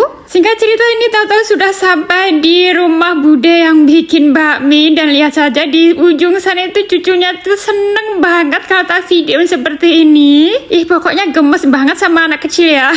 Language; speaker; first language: Indonesian; native; Indonesian